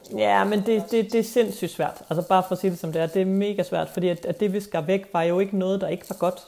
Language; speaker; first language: Danish; native; Danish